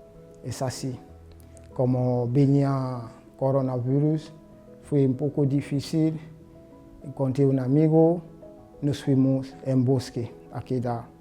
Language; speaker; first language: Spanish; non-native, learner; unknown